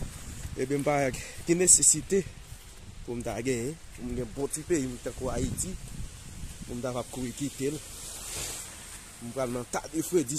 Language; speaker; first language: French; non-native, learner; Haitian Creole